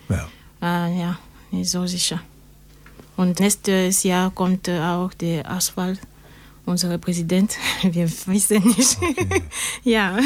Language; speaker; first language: German; non-native, learner; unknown